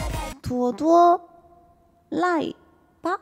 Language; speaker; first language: Chinese; non-native, learner; Korean